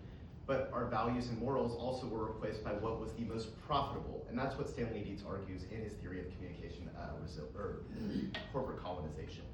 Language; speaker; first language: English; native; English